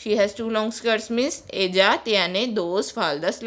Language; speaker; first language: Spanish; non-native, learner; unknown